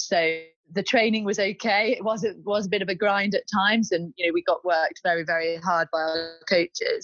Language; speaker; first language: English; native; English